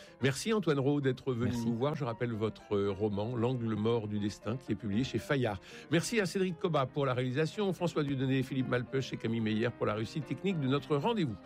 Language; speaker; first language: French; native; French